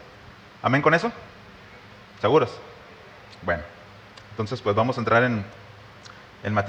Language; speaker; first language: Spanish; native; Spanish